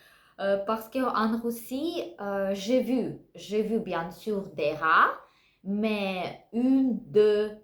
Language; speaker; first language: French; non-native, learner; Russian